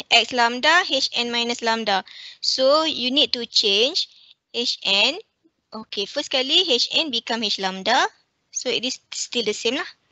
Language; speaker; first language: English; non-native, local second language; Malay